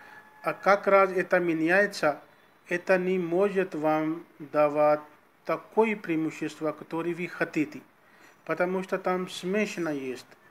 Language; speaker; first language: Russian; non-native, learner; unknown